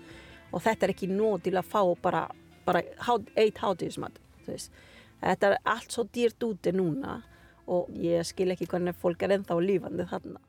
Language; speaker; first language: Icelandic; non-native, learner; Spanish